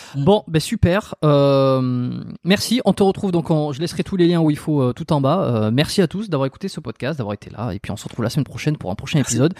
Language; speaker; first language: French; native; French